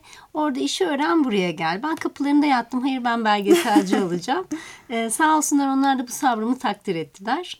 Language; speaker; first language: Turkish; native; Turkish